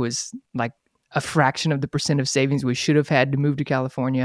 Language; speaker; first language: English; native; English